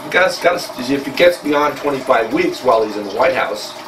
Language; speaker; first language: English; native; English